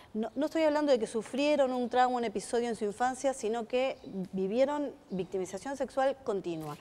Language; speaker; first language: Spanish; native; Spanish